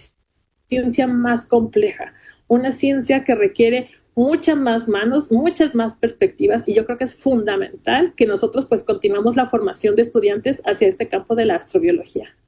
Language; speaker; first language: Spanish; native; Spanish